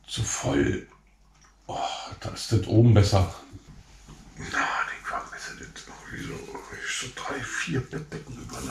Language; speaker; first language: German; native; German